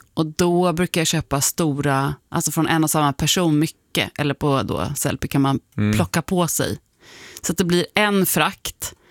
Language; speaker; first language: Swedish; native; Swedish